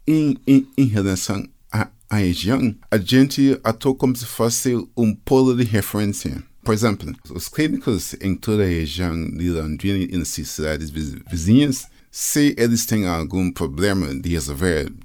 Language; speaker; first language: Portuguese; non-native, fluent; English